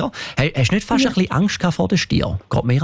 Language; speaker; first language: German; native; German